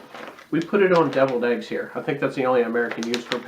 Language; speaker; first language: English; native; English